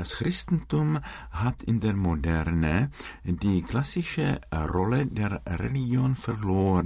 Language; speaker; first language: German; non-native, fluent; Czech